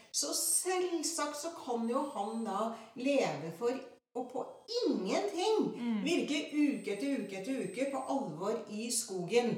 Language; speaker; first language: Norwegian; early bilingual, other home language; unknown